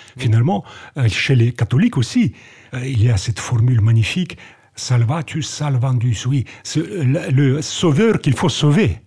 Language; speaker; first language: French; non-native, fluent; Russian